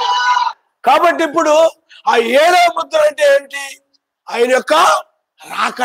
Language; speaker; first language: Telugu; native; Telugu